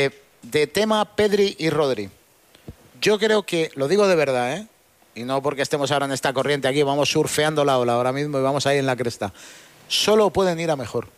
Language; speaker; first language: Spanish; native; Spanish